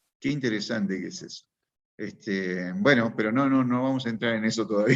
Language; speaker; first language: Spanish; native; Spanish